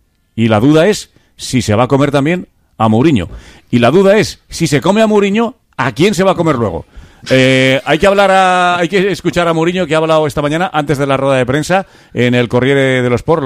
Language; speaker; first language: Spanish; native; Spanish